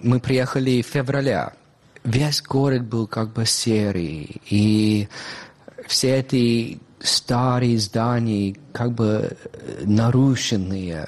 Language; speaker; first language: Russian; non-native, fluent; English